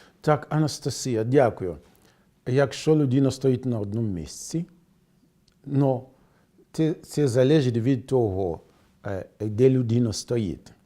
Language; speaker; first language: Ukrainian; non-native, fluent; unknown